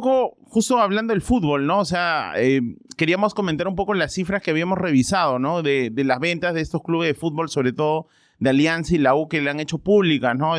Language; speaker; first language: Spanish; native; Spanish